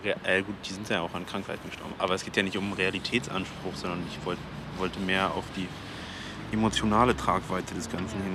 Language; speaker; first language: German; native; German